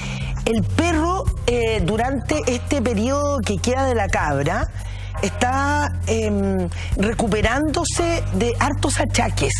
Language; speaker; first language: Spanish; native; Spanish